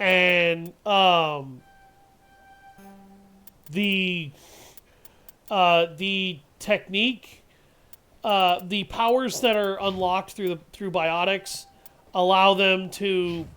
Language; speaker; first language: English; native; English